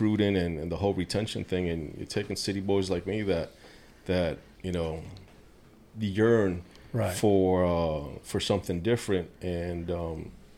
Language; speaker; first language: English; native; English